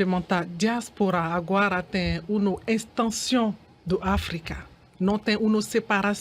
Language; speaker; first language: Portuguese; non-native, learner; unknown